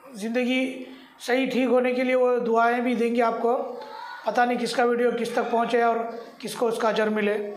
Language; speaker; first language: Hindi; native; Hindi